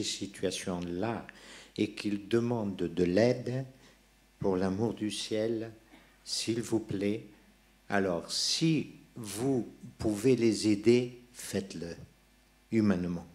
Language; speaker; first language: French; non-native, local second language; Persian